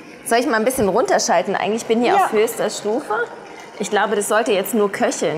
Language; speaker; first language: German; native; German